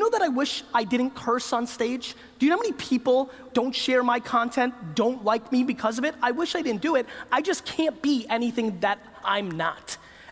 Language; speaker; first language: English; native; English